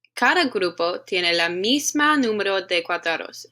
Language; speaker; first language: Spanish; non-native, learner; English